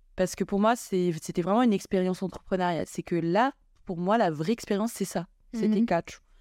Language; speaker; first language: French; non-native, local second language; Malagasy